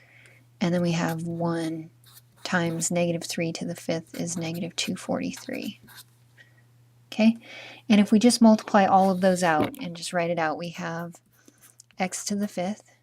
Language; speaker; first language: English; native; English